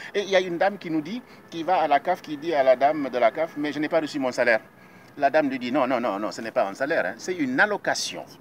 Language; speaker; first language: French; non-native, local second language; Wolof